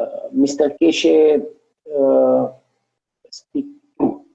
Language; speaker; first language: English; non-native, learner; Romanian